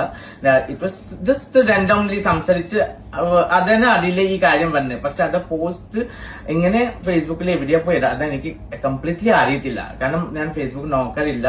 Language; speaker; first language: Malayalam; non-native, fluent; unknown